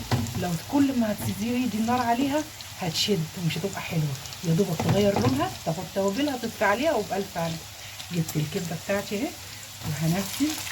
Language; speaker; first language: Arabic; native; Arabic